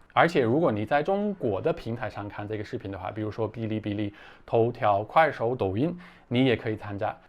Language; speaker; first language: Chinese; non-native, fluent; English